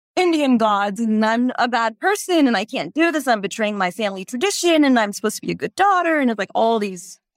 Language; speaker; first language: English; native; English